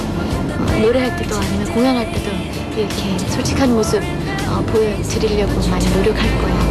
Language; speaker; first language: Korean; early bilingual, heritage; Korean